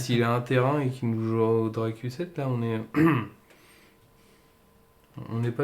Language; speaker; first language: French; native; French